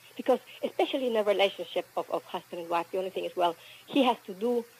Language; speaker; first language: English; early bilingual, other home language; Spanish